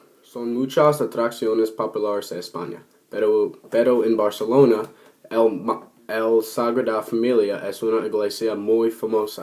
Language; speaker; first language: Spanish; non-native, learner; English